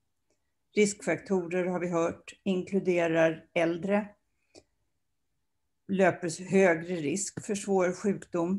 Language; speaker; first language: Swedish; native; Swedish